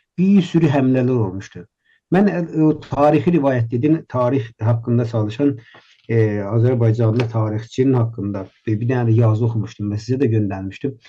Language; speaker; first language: Azerbaijani; native; Azerbaijani